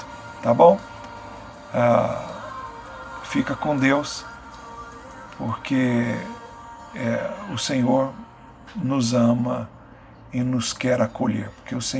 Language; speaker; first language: Portuguese; native; Portuguese